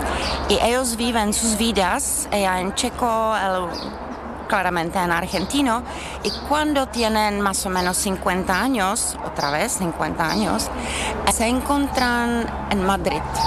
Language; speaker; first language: Spanish; non-native, fluent; Czech